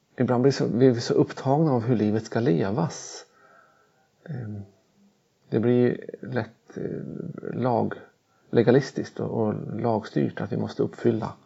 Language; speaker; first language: Swedish; native; Swedish